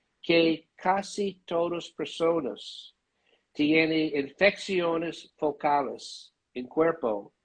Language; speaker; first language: Spanish; non-native, learner; English